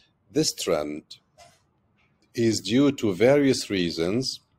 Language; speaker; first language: English; non-native, fluent; Arabic